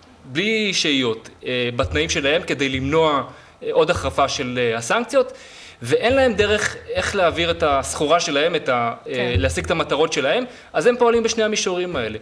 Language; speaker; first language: Hebrew; native; Hebrew